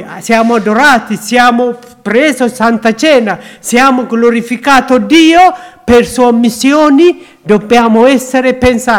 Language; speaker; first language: Italian; non-native, learner; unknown